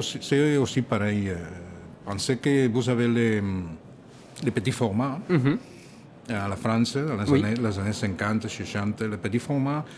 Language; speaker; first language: French; non-native, learner; Catalan